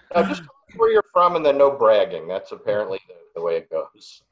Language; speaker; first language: English; native; English